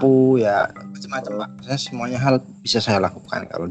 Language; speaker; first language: Indonesian; native; Indonesian